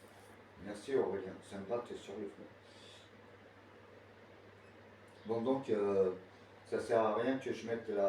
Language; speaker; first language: French; native; French